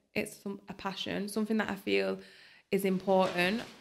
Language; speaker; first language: English; native; English